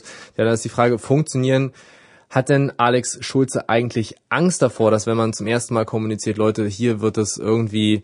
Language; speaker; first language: German; native; German